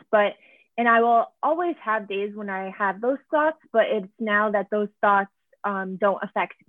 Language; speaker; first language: English; native; English